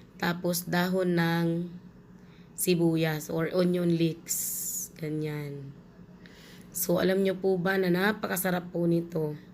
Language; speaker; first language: Filipino; non-native, local second language; Bikol